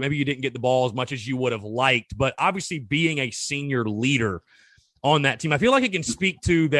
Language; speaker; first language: English; native; English